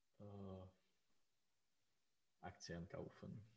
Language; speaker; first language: German; non-native, learner; Czech